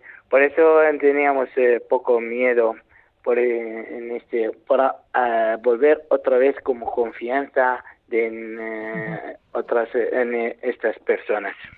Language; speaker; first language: Spanish; non-native, learner; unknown